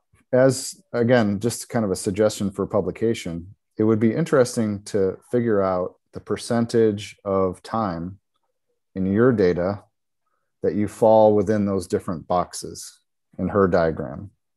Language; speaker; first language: English; native; English